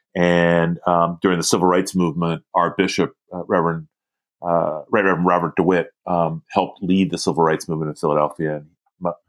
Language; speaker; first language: English; native; English